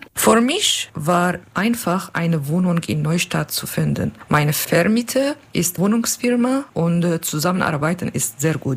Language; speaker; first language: German; non-native, learner; Kurdish